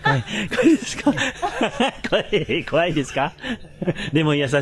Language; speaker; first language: Japanese; non-native, learner; Filipino